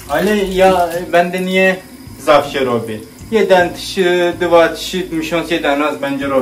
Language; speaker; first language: Polish; non-native, learner; Turkish